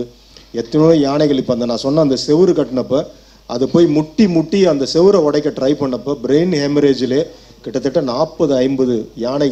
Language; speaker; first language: Tamil; native; Tamil